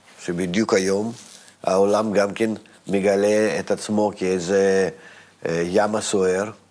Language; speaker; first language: Hebrew; non-native, fluent; Russian